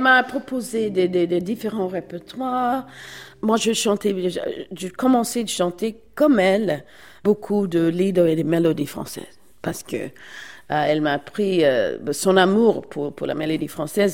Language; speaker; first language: French; non-native, fluent; English